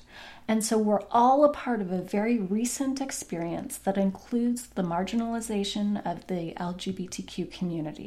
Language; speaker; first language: English; native; English